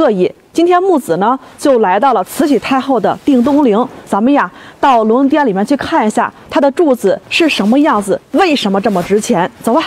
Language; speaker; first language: Chinese; native; Chinese